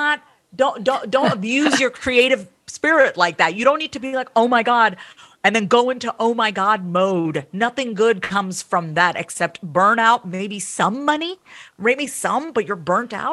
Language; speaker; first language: English; native; English